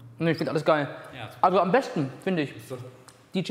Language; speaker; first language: German; native; German